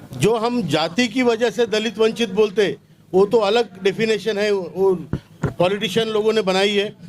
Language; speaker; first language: Hindi; non-native, local second language; Marathi